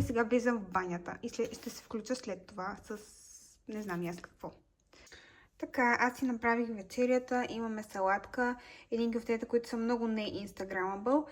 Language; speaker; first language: Bulgarian; native; Bulgarian